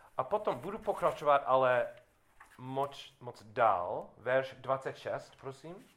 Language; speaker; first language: Czech; non-native, learner; English